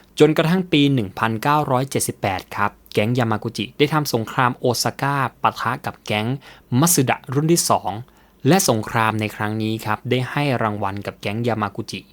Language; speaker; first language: Thai; native; Thai